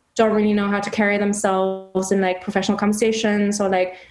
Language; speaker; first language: English; non-native, fluent; German